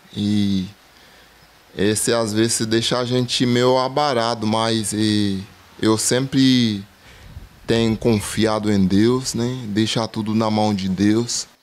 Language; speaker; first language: Portuguese; non-native, fluent; Haitian Creole